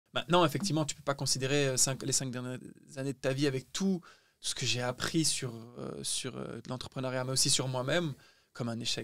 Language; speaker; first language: French; native; French